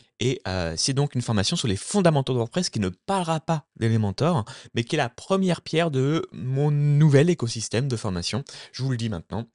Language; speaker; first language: French; native; French